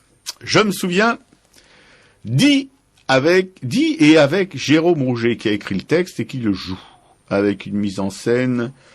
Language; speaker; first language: French; native; French